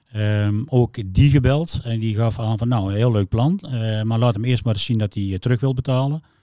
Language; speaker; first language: Dutch; native; Dutch